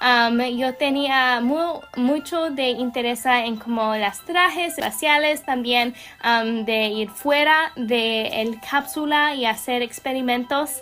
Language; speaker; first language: Spanish; non-native, learner; English